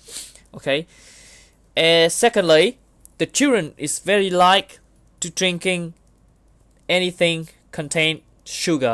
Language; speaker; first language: English; non-native, learner; Vietnamese